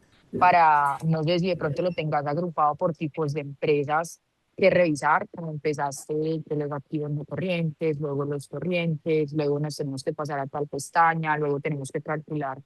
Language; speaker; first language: Spanish; native; Spanish